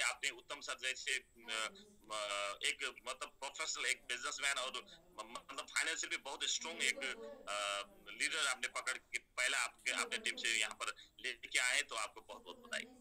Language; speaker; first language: Hindi; native; Hindi